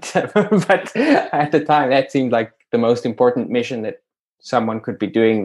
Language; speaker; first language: English; native; English